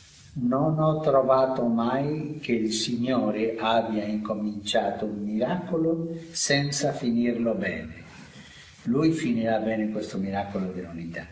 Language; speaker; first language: Italian; non-native, fluent; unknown